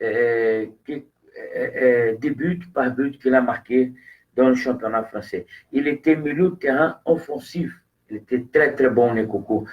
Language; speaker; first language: French; non-native, fluent; Portuguese